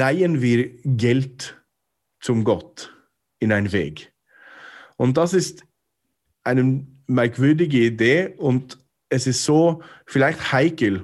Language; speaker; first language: German; non-native, fluent; English